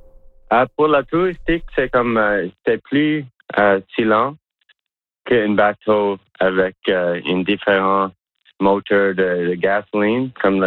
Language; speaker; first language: French; non-native, local second language; English